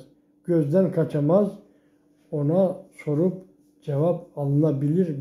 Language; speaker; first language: Turkish; native; Turkish